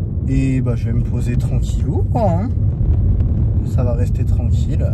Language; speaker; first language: French; native; French